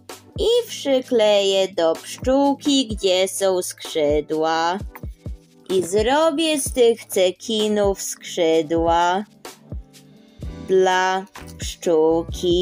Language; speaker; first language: Polish; early bilingual, heritage; Polish